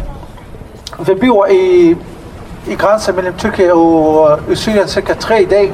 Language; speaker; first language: Danish; non-native, learner; Arabic